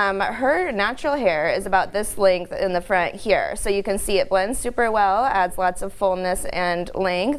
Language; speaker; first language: English; native; English